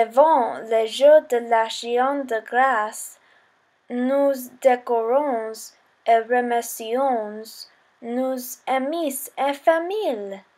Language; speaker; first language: French; non-native, learner; English